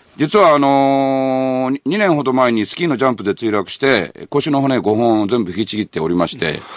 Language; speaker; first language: Japanese; native; Japanese